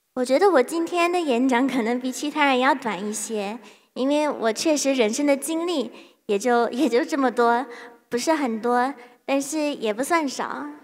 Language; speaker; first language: Chinese; non-native, fluent; English